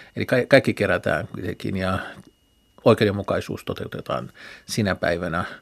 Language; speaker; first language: Finnish; non-native, fluent; Arabic